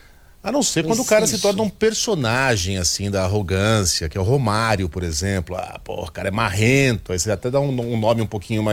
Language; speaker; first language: Portuguese; native; Portuguese